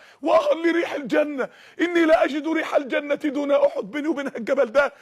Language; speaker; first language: Arabic; native; Arabic